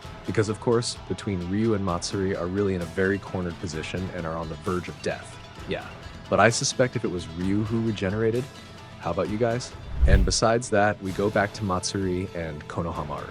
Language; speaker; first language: English; non-native, fluent; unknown